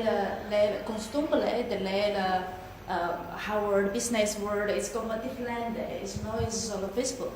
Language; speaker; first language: Spanish; non-native, learner; Chinese